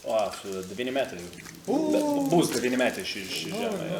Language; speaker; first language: Lithuanian; non-native, learner; Italian